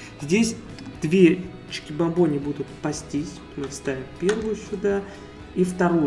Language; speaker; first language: Russian; native; Russian